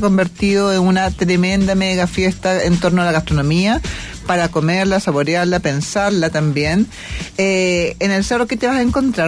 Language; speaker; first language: Spanish; native; Spanish